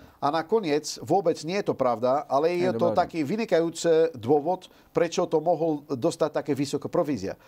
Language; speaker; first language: Slovak; non-native, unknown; Dutch